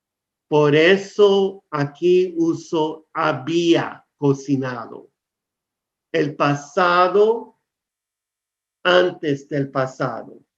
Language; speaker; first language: Spanish; non-native, fluent; English